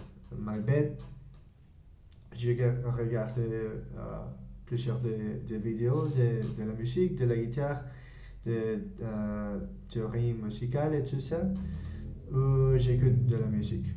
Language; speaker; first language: French; non-native, learner; Spanish